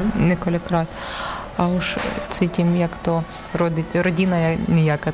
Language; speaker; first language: Czech; non-native, learner; Ukrainian